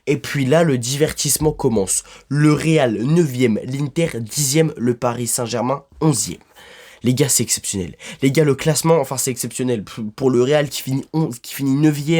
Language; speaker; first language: French; native; French